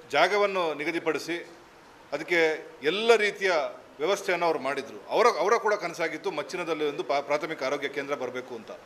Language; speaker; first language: Kannada; native; Kannada